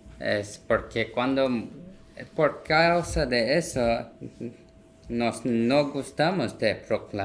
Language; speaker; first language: Spanish; non-native, learner; Korean